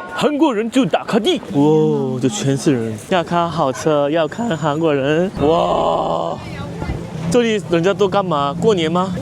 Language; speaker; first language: Chinese; non-native, fluent; Korean